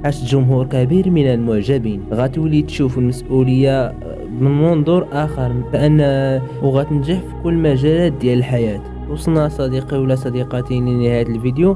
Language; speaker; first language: Arabic; native; Arabic